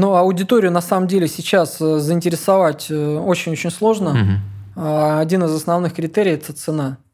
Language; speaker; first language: Russian; native; Russian